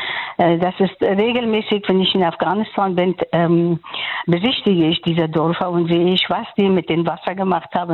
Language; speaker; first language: German; non-native, learner; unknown